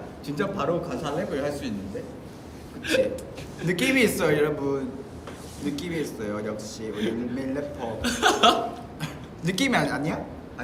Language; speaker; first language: Korean; non-native, fluent; Vietnamese